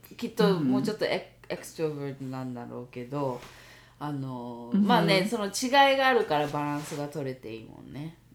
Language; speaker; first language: Japanese; early bilingual, heritage; Japanese